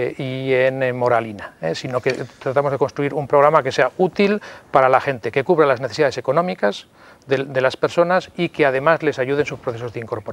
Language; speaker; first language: Spanish; native; Spanish